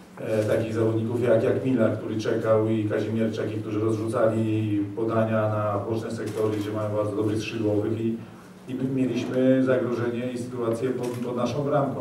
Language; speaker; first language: Polish; native; Polish